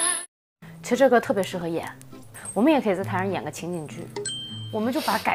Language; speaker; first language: Chinese; native; Chinese